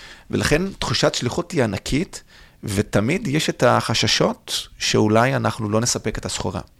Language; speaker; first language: Hebrew; non-native, fluent; Portuguese